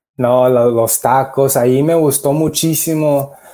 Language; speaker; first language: Spanish; early bilingual, heritage; Spanish